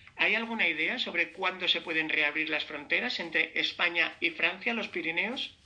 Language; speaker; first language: Spanish; native; Spanish